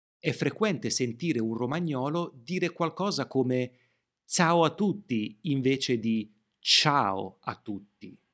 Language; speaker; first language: Italian; native; Italian